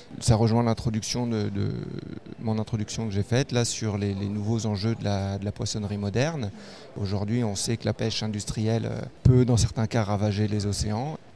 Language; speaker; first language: French; native; French